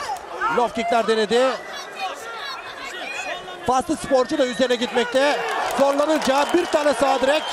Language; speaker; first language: Turkish; native; Turkish